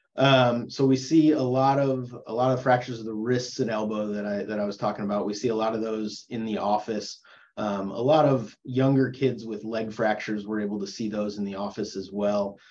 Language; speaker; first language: English; native; English